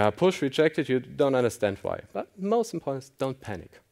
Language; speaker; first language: English; non-native, fluent; German